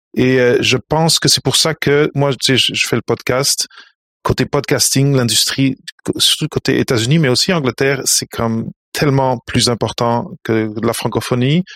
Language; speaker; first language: French; native; French